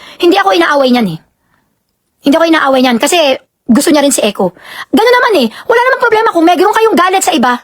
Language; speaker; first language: Filipino; native; Filipino